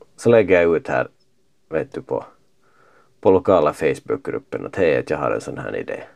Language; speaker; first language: Swedish; native; Swedish